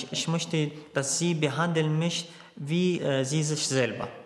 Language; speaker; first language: German; non-native, learner; Arabic